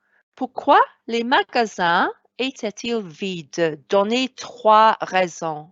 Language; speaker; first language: French; non-native, fluent; Welsh